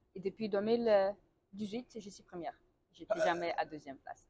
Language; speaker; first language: French; non-native, learner; Russian